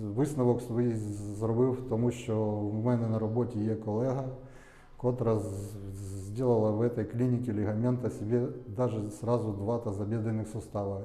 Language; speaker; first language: Ukrainian; non-native, local second language; Russian